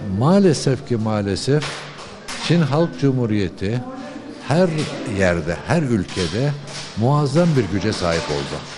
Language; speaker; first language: Turkish; early bilingual, other home language; Uyghur